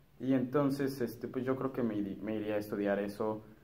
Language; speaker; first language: Spanish; native; Spanish